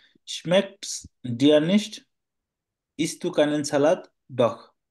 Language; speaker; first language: German; non-native, fluent; Bangla